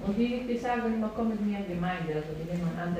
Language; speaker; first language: German; non-native, fluent; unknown